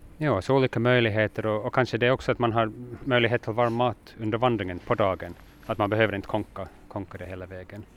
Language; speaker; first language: Swedish; native; Swedish